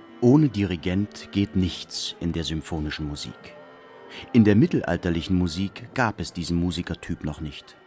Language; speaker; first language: German; native; German